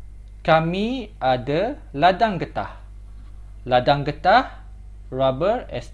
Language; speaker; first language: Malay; non-native, fluent; Korean